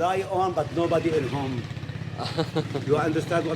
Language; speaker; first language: English; non-native, learner; Arabic